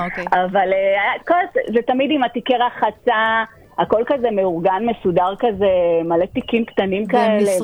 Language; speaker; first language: Hebrew; native; Hebrew